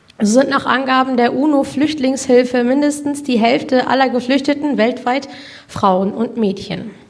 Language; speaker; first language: German; native; German